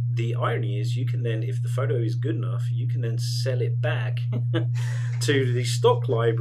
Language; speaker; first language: English; native; English